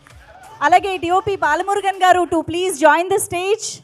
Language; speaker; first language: Telugu; native; Telugu